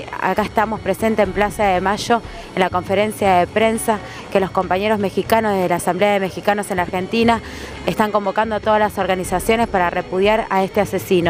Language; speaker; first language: Spanish; native; Spanish